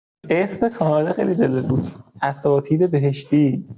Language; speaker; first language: Persian; native; Persian